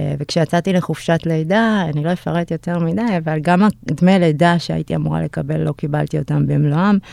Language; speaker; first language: Hebrew; early bilingual, other home language; Amharic